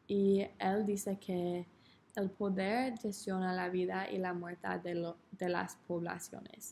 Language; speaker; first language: Spanish; non-native, learner; English